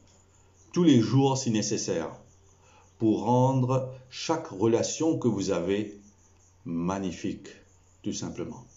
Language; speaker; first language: French; non-native, local second language; Morisyen